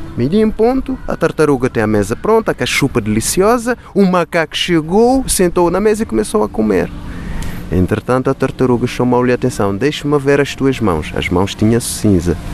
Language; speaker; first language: Portuguese; non-native, local second language; Kabuverdianu